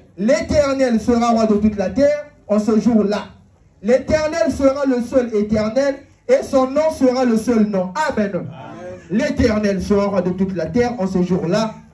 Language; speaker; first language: French; non-native, local second language; Lingala